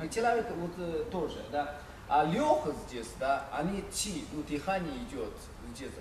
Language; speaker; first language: Russian; non-native, learner; Chinese